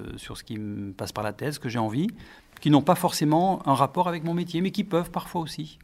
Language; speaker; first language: French; native; French